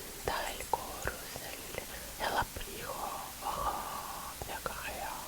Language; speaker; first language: Estonian; non-native, learner; Russian